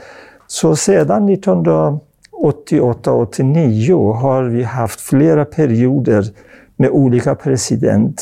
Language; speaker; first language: Swedish; non-native, fluent; Persian